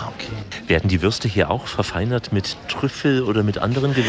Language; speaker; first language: German; native; German